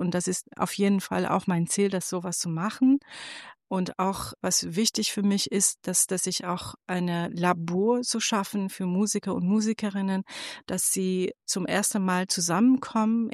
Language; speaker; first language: German; non-native, fluent; Persian